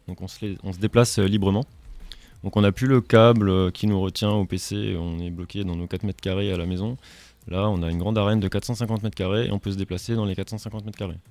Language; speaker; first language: French; native; French